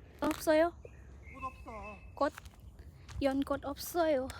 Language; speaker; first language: Korean; non-native, learner; Lao